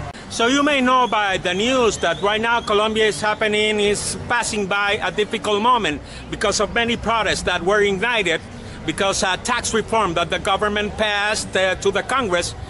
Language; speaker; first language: English; non-native, fluent; Spanish